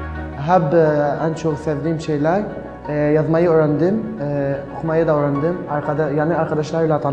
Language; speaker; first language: Turkish; non-native, learner; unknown